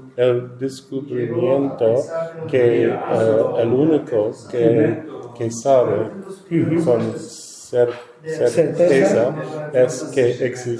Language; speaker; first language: Spanish; non-native, learner; English